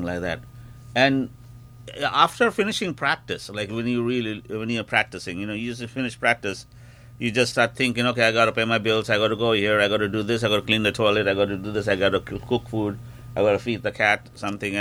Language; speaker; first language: English; non-native, local second language; Bangla